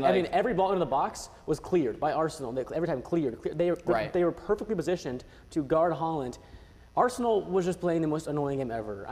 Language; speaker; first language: English; native; English